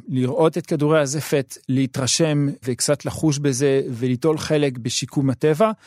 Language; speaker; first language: Hebrew; early bilingual, other home language; French